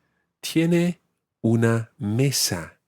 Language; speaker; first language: Spanish; non-native, fluent; English